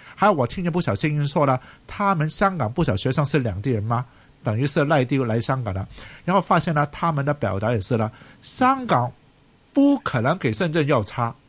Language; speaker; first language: Chinese; non-native, local second language; Cantonese